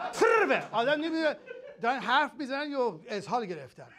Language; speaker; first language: Persian; early bilingual, heritage; Persian